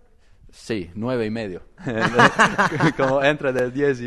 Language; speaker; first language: Spanish; non-native, learner; Croatian